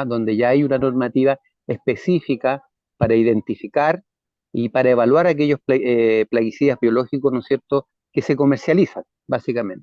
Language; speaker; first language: Spanish; native; Spanish